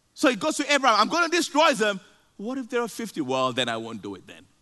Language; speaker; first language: English; non-native, local second language; Yoruba